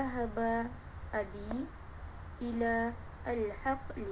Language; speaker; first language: Arabic; non-native, learner; Malay